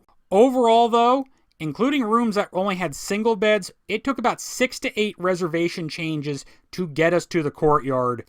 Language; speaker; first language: English; native; English